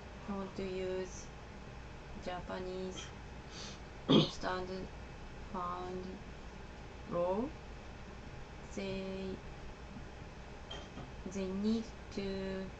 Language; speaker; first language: English; non-native, learner; Japanese